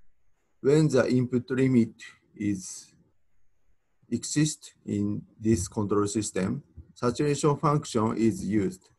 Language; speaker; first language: English; non-native, fluent; Japanese